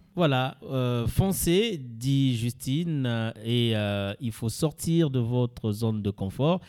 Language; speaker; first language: French; native; French